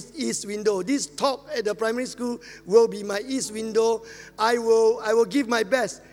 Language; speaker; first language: English; non-native, local second language; Min Nan Chinese